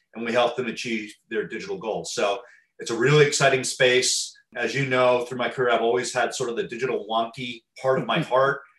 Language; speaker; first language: English; native; English